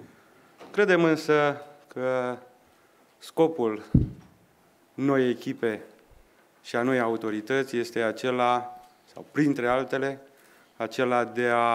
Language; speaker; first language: Romanian; native; Romanian